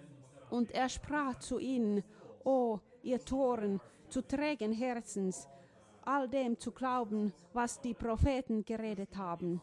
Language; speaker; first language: German; non-native, fluent; Finnish